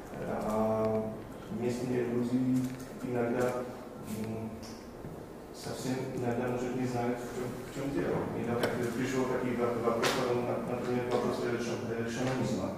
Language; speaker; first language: Russian; non-native, fluent; Polish